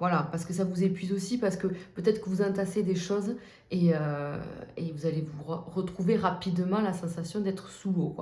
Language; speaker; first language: French; native; French